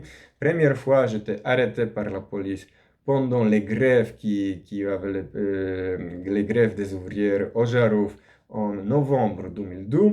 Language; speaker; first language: French; non-native, learner; Polish